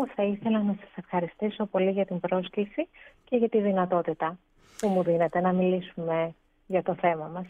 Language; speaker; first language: Greek; early bilingual, other home language; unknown